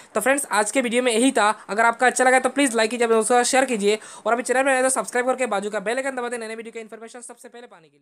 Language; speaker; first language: Hindi; non-native, local second language; Bangla